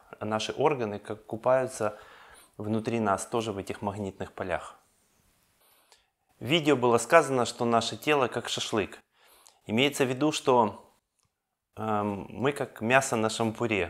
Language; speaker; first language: Russian; native; Russian